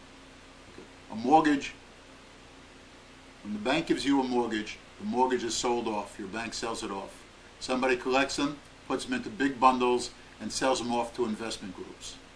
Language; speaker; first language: English; native; English